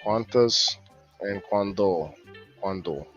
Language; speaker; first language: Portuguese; non-native, learner; English